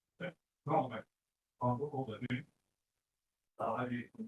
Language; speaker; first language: French; non-native, learner; Vietnamese